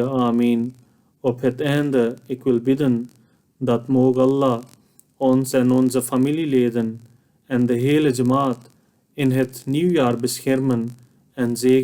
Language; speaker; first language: Dutch; non-native, fluent; Urdu